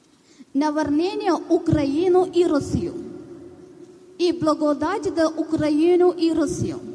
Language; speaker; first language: Ukrainian; non-native, learner; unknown